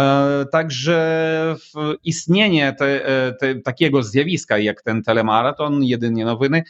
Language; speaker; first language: Polish; non-native, fluent; Ukrainian